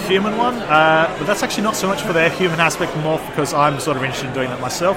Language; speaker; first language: English; native; English